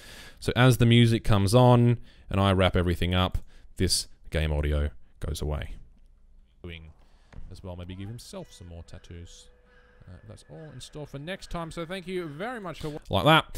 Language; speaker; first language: English; native; English